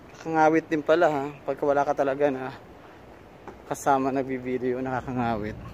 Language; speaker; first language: Filipino; native; Filipino